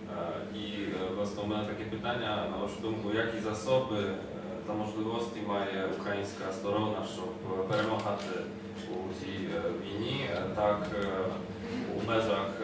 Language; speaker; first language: Ukrainian; non-native, fluent; Polish